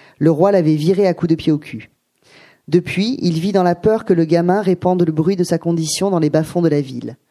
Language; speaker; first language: French; native; French